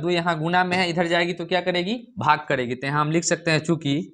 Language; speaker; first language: Hindi; native; Hindi